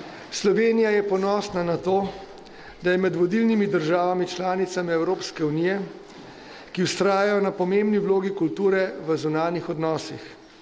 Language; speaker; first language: Slovenian; native; Slovenian